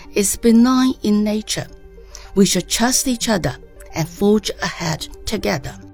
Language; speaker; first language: English; non-native, fluent; Chinese